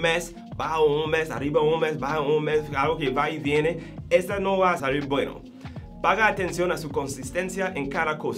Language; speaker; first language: Spanish; non-native, learner; English